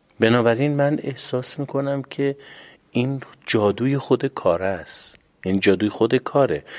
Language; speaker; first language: Persian; native; Persian